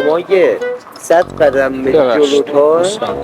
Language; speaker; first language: Persian; native; Persian